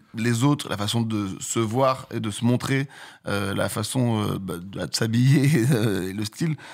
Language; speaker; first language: French; native; French